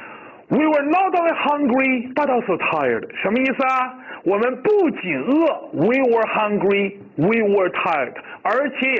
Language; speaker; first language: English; non-native, fluent; Chinese